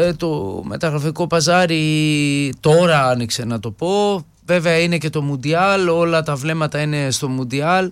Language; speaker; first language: Greek; early bilingual, heritage; Greek